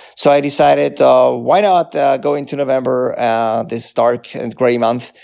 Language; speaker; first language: English; non-native, fluent; German